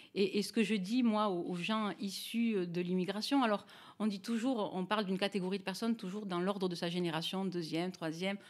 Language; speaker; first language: French; native; French